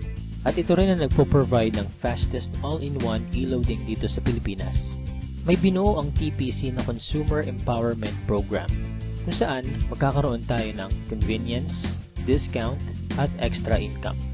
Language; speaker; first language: Filipino; native; Filipino